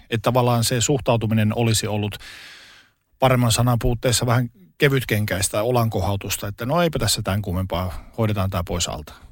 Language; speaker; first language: Finnish; native; Finnish